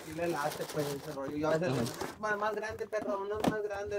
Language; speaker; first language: Spanish; native; Spanish